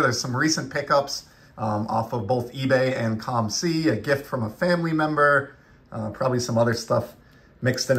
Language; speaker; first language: English; native; English